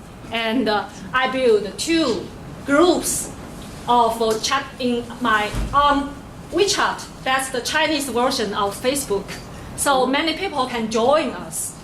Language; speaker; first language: English; non-native, learner; Chinese